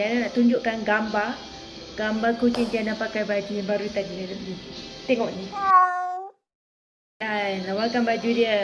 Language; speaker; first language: Malay; native; Malay